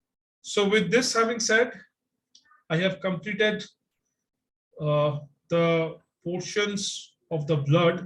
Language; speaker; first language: English; non-native, local second language; Bangla